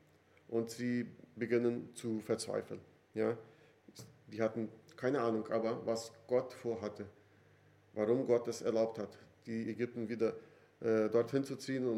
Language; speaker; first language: German; non-native, fluent; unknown